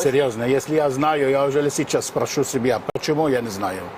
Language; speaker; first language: Ukrainian; non-native, learner; Arabic